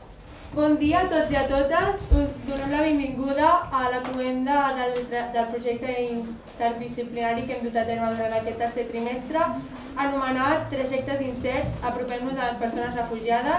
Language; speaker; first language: Catalan; native; Catalan